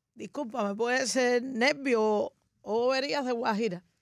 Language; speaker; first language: Spanish; native; Spanish